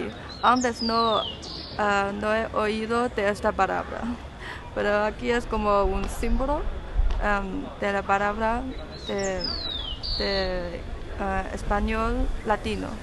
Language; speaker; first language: Spanish; non-native, learner; Chinese